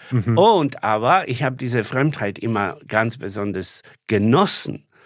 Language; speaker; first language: German; non-native, fluent; Polish